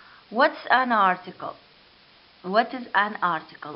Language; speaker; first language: English; non-native, fluent; Arabic